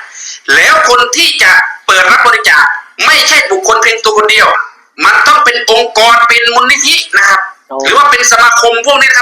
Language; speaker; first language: Thai; native; Thai